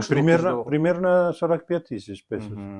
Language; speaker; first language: Russian; non-native, fluent; Spanish